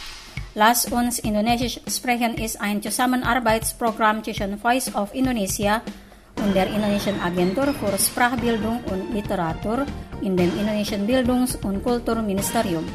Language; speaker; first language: German; non-native, fluent; Indonesian